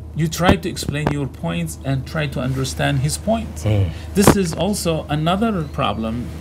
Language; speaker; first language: English; non-native, fluent; Arabic